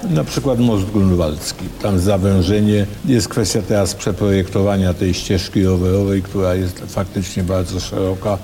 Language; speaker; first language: Polish; native; Polish